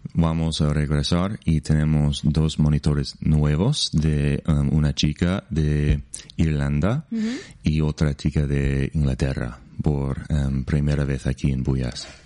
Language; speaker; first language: Spanish; non-native, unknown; English